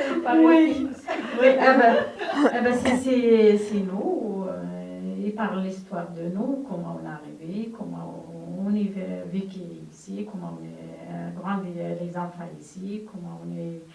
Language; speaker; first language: French; non-native, learner; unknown